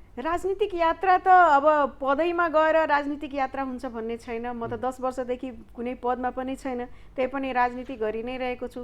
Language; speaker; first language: Nepali; non-native, local second language; Maithili